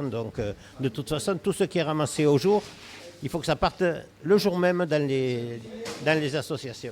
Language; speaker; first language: French; native; French